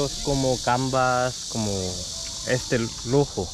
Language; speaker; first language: Spanish; non-native, learner; Korean